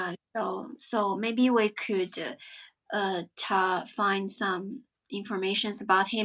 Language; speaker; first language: English; non-native, fluent; Chinese